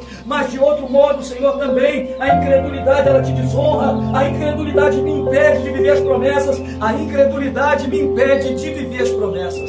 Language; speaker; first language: Portuguese; native; Portuguese